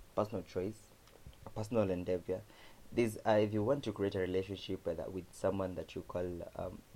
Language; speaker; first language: English; non-native, local second language; Kamba